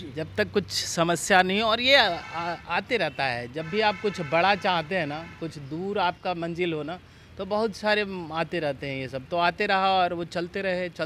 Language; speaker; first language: Hindi; native; Hindi